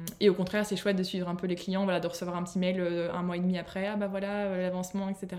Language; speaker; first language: French; native; French